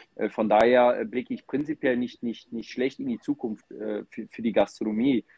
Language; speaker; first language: German; native; German